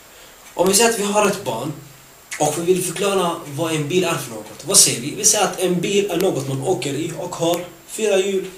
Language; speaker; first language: Swedish; early bilingual, other home language; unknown